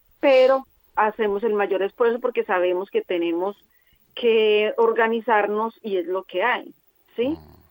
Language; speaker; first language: Spanish; native; Spanish